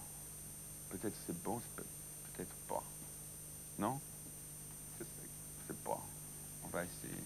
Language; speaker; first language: French; non-native, learner; English